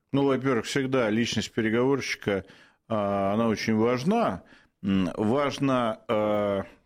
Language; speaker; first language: Russian; native; Russian